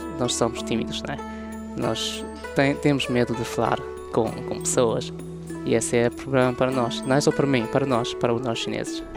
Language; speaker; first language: Portuguese; non-native, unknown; Chinese